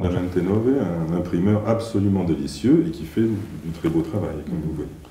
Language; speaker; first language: French; native; French